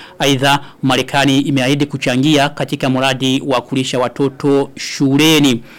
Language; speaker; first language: Swahili; non-native, local second language; Rundi